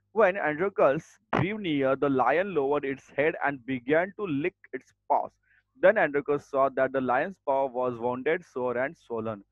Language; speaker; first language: English; non-native, local second language; Marathi